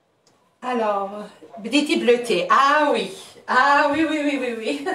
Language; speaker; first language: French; non-native, local second language; Arabic